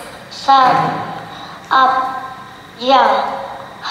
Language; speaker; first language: English; non-native, learner; Vietnamese